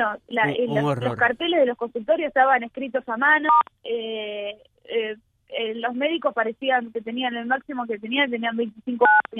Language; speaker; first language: Spanish; native; Spanish